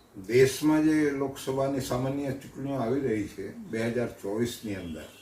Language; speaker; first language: Gujarati; non-native, local second language; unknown